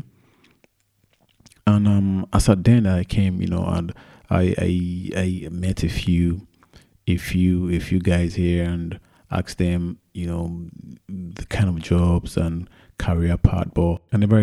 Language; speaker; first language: English; non-native, local second language; Yoruba